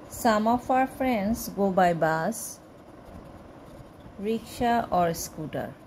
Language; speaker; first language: English; non-native, local second language; Bangla